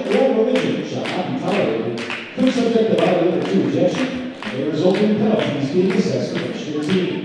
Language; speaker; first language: English; native; English